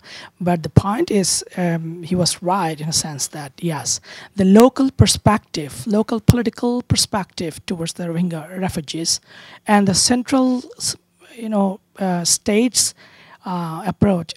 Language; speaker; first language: English; non-native, local second language; Bangla